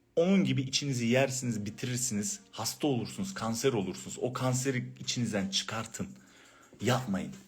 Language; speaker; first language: Turkish; early bilingual, heritage; Turkish